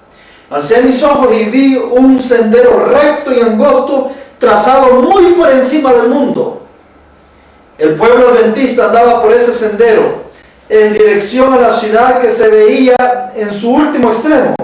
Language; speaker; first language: Spanish; native; Spanish